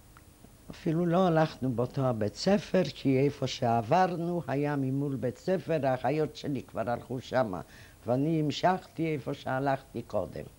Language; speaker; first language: Hebrew; non-native, fluent; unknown